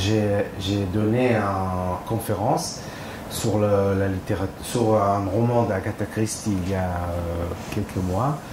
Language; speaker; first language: French; non-native, fluent; Hebrew